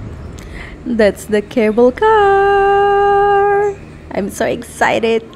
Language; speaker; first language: English; non-native, fluent; Indonesian